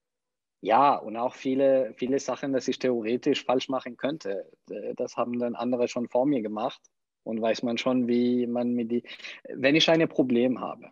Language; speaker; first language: German; non-native, fluent; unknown